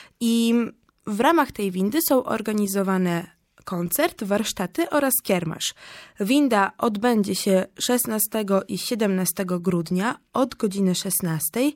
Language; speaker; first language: Polish; native; Polish